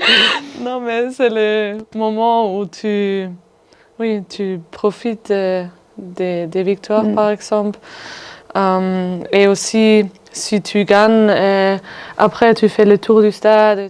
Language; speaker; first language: French; non-native, fluent; German